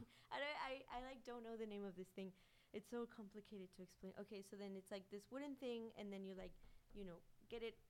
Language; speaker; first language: English; non-native, fluent; Spanish